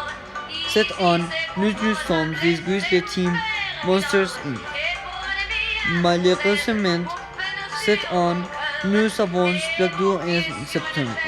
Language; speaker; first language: French; non-native, learner; Spanish